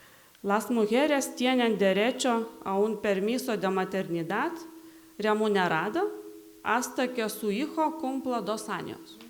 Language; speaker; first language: Spanish; non-native, learner; Lithuanian